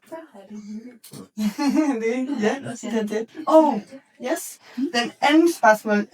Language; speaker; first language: Danish; non-native, learner; Spanish